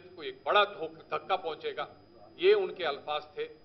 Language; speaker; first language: Hindi; non-native, local second language; Telugu